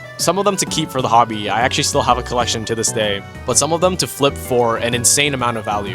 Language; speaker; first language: English; native; English